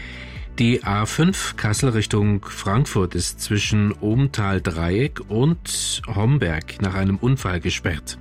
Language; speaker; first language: German; native; German